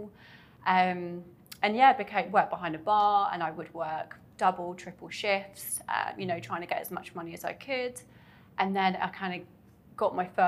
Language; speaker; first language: English; native; English